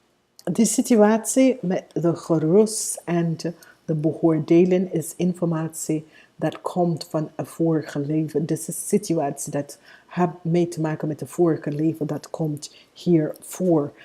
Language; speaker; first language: Dutch; non-native, fluent; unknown